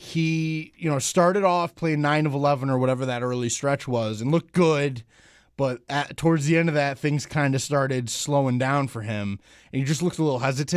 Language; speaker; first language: English; native; English